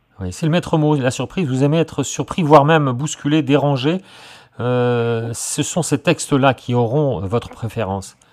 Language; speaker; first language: French; native; French